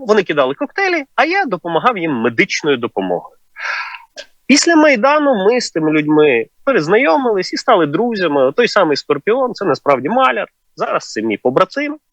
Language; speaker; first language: Ukrainian; native; Ukrainian